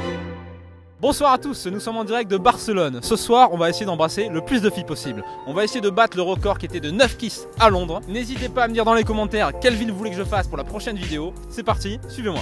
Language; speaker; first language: French; native; French